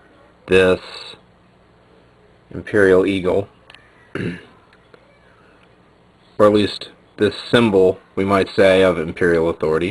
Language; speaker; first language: English; native; English